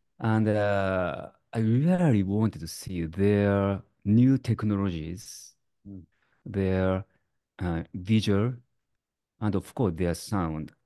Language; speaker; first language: English; non-native, learner; Japanese